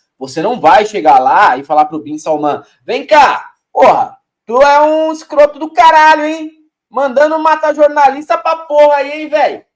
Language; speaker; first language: Portuguese; native; Portuguese